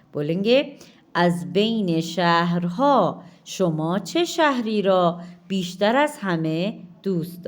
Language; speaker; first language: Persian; non-native, fluent; Urdu